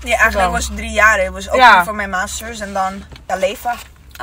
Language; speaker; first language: Dutch; non-native, learner; Italian